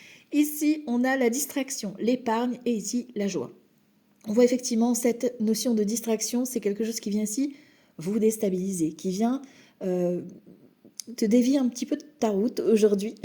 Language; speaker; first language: French; native; French